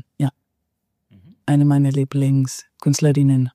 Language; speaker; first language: German; non-native, fluent; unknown